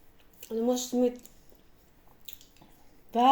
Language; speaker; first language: German; non-native, learner; Filipino